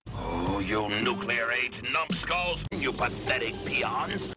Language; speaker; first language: English; native; English